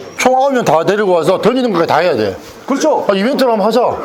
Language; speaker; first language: Korean; native; Korean